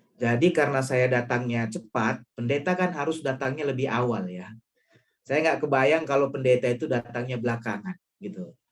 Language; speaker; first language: Indonesian; non-native, local second language; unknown